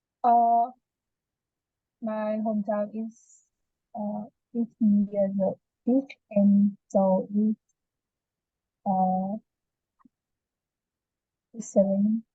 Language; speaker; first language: English; non-native, learner; Vietnamese